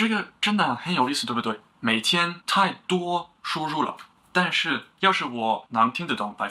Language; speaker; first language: Chinese; non-native, learner; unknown